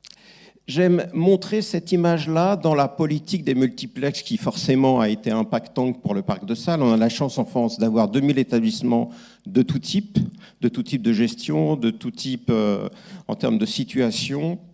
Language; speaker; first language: French; native; French